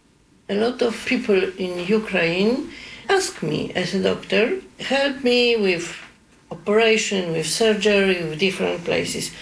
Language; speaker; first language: English; non-native, learner; Polish